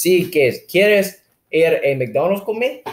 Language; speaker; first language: Spanish; non-native, learner; English